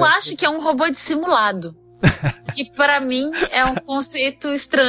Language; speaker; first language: Portuguese; native; Portuguese